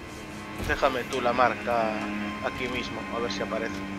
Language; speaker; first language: Spanish; native; Spanish